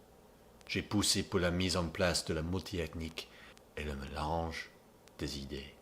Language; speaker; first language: French; non-native, learner; English